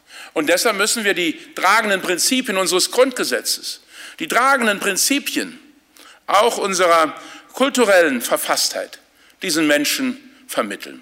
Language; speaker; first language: German; native; German